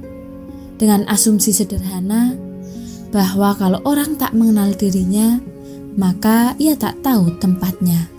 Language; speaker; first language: Indonesian; native; Indonesian